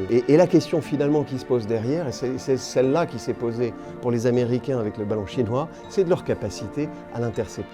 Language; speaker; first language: French; native; French